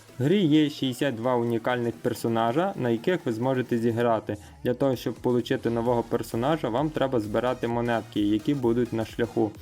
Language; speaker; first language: Ukrainian; native; Ukrainian